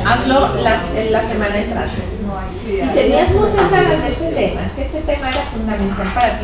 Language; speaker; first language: Spanish; native; Spanish